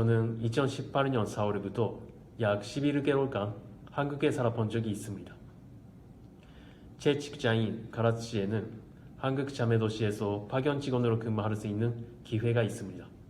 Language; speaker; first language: Korean; non-native, fluent; Japanese